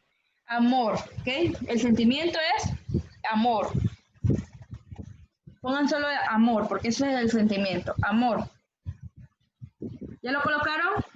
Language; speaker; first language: Spanish; native; Spanish